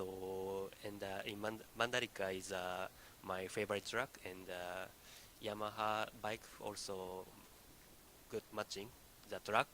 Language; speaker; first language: English; non-native, learner; Indonesian